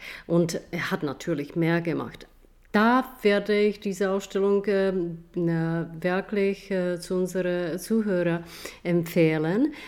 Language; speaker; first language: German; non-native, fluent; Czech